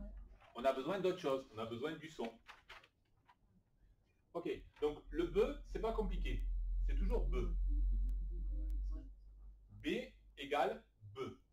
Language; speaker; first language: French; native; French